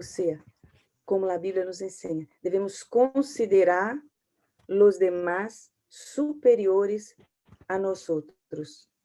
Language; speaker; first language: Portuguese; non-native, learner; Spanish